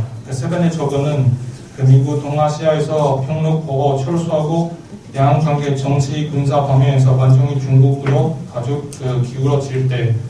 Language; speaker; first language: Korean; non-native, learner; Chinese